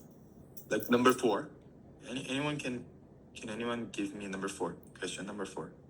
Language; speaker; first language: English; non-native, learner; Korean